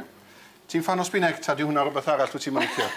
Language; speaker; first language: Welsh; native; Welsh